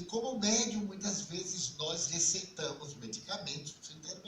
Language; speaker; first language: Portuguese; native; Portuguese